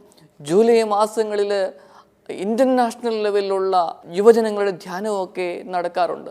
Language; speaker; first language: Malayalam; native; Malayalam